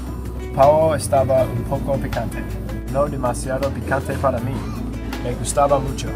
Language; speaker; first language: Spanish; non-native, learner; English